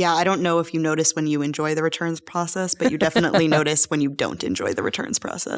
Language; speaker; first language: English; native; English